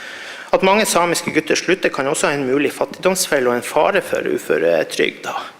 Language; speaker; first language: Norwegian; native; Norwegian